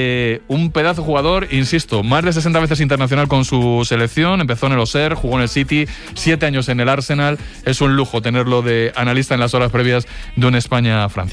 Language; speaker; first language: Spanish; native; Spanish